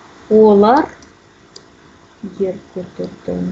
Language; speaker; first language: Kazakh; non-native, learner; Russian